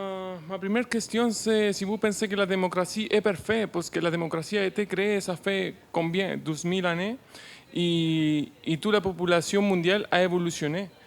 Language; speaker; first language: French; non-native, learner; Spanish